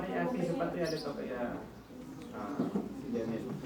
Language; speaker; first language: Spanish; native; Spanish